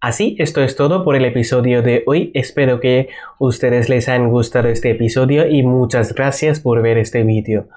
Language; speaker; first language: Spanish; non-native, learner; Bangla